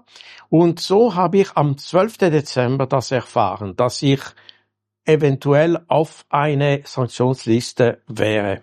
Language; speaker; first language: German; non-native, local second language; French